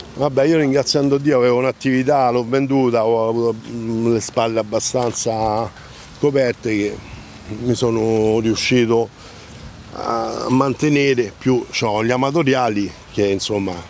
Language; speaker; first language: Italian; native; Italian